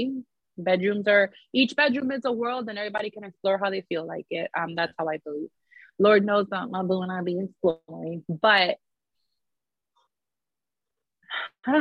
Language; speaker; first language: English; native; English